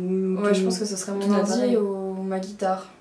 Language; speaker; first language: French; native; French